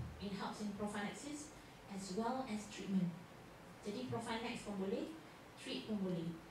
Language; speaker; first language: English; non-native, local second language; Malay